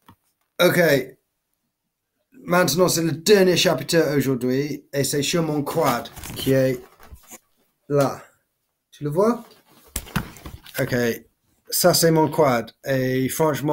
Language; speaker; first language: French; non-native, learner; English